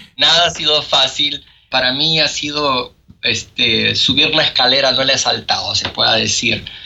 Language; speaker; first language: Spanish; native; Spanish